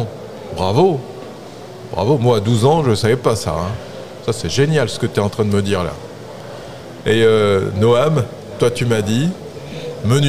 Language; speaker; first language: French; native; French